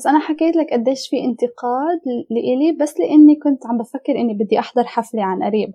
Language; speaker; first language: Arabic; native; Arabic